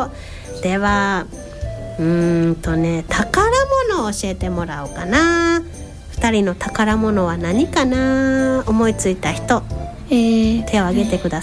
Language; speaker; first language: Japanese; native; Japanese